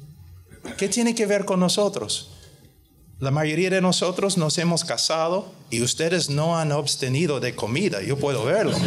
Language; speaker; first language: Spanish; non-native, fluent; English